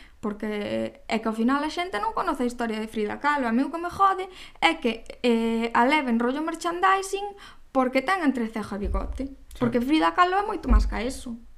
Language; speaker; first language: Galician; non-native, local second language; Spanish